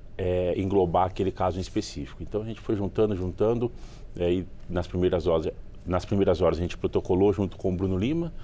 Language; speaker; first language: Portuguese; native; Portuguese